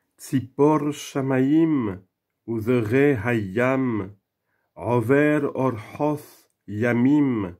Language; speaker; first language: Hebrew; non-native, learner; French